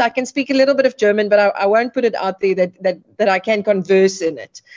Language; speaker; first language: English; non-native, local second language; Afrikaans